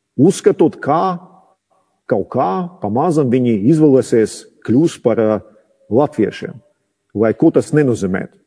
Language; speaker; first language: Latvian; non-native, local second language; Russian